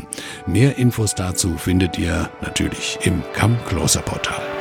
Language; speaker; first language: German; native; German